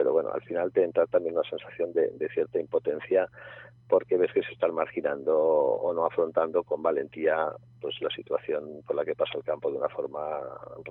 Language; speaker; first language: Spanish; native; Spanish